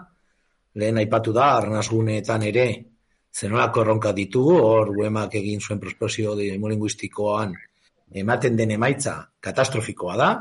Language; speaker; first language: Basque; native; Basque